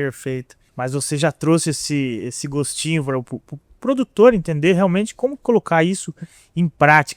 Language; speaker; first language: Portuguese; native; Portuguese